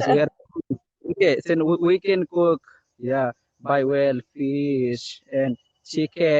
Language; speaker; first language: English; non-native, learner; Bangla